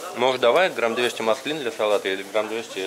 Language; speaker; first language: Russian; native; Russian